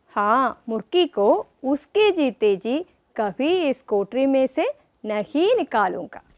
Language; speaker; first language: Hindi; non-native, local second language; Malayalam